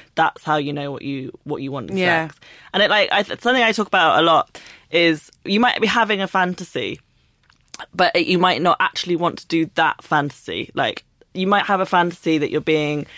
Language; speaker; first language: English; native; English